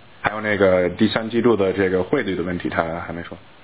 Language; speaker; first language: Chinese; native; Chinese